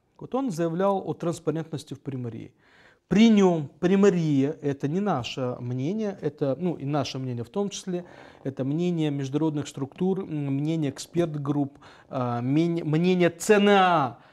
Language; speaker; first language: Russian; native; Russian